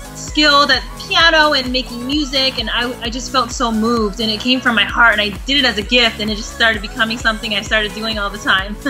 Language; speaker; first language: English; native; English